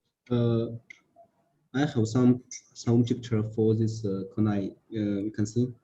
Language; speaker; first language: English; non-native, learner; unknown